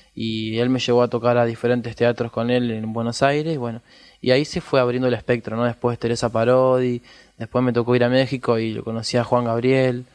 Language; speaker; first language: Spanish; native; Spanish